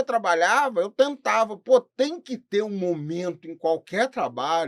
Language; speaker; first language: Portuguese; native; Portuguese